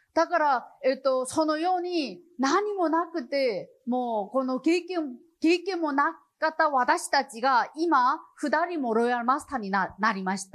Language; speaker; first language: Japanese; non-native, learner; Chinese